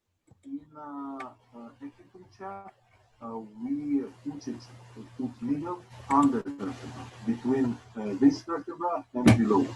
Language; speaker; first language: English; non-native, fluent; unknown